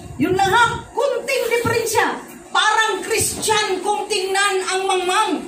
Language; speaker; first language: Filipino; non-native, local second language; Cebuano